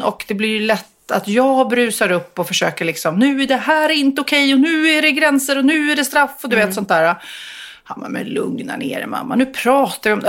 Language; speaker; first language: Swedish; native; Swedish